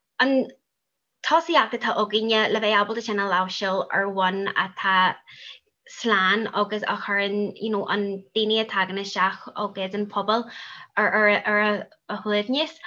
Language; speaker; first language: Irish; non-native, local second language; English